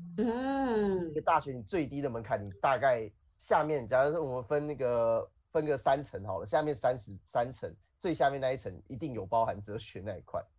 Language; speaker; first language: Chinese; native; Chinese